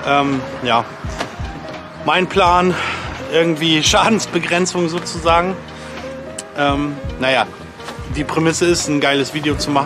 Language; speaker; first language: German; native; German